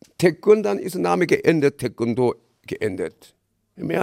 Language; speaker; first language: German; non-native, learner; Korean